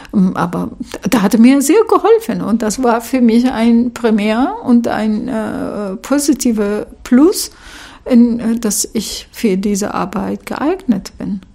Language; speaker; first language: German; non-native, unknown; Arabic